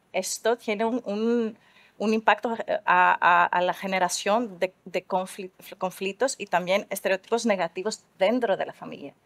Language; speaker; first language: Spanish; non-native, fluent; Greek